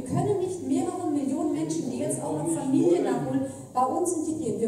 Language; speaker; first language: German; native; German